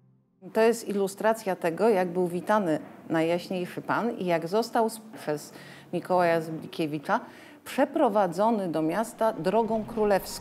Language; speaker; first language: Polish; native; Polish